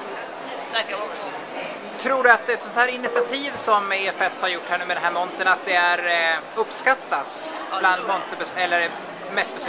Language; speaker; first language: Swedish; native; Swedish